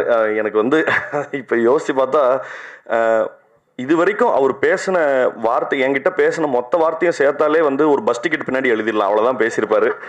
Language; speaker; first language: Tamil; native; Tamil